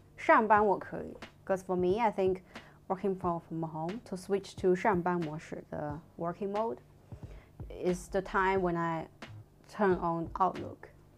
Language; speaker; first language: English; non-native, fluent; Chinese